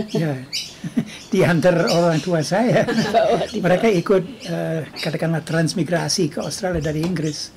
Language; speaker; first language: Indonesian; non-native, fluent; English